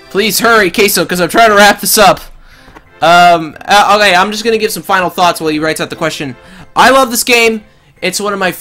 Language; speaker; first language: English; native; English